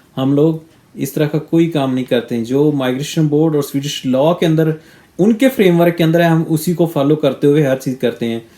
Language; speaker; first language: Urdu; non-native, local second language; Punjabi